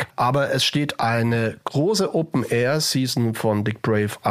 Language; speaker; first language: German; native; German